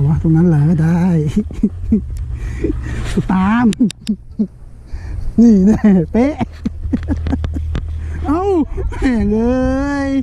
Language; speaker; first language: Thai; non-native, local second language; Northeastern Thai